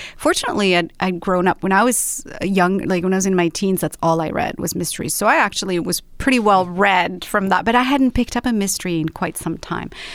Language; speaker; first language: English; non-native, fluent; Arabic